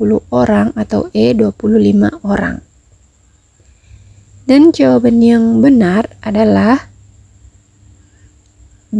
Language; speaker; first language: Indonesian; native; Indonesian